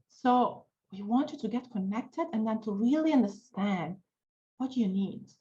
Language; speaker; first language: English; non-native, fluent; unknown